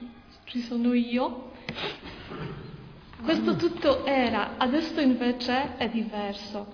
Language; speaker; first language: Italian; non-native, learner; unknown